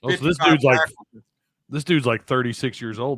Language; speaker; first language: English; native; English